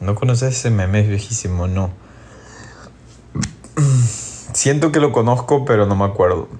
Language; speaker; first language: Spanish; early bilingual, heritage; English